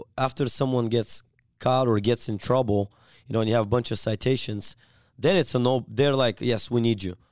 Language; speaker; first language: English; non-native, fluent; Bulgarian